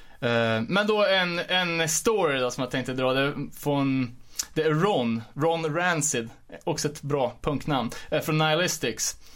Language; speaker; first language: Swedish; native; Swedish